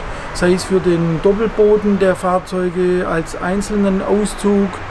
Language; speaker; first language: German; native; German